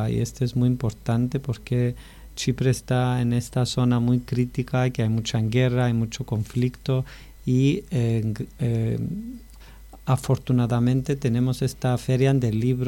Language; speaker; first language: Spanish; non-native, fluent; Greek